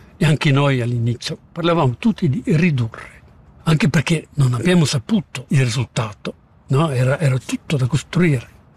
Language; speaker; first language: Italian; native; Italian